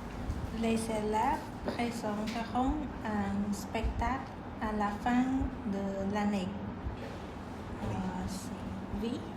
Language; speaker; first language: French; non-native, learner; Vietnamese